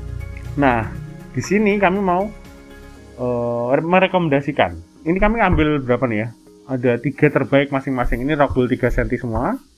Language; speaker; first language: Indonesian; native; Indonesian